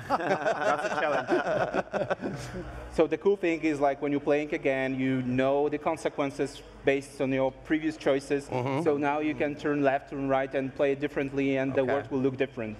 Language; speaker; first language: English; non-native, fluent; Polish